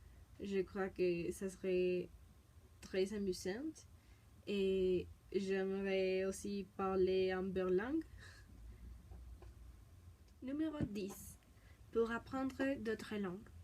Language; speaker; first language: French; non-native, learner; Spanish